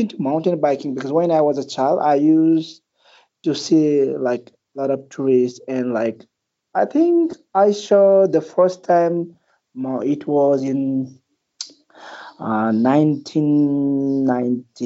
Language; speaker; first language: English; non-native, local second language; Nepali